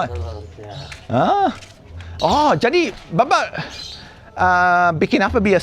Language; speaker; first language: Indonesian; non-native, fluent; English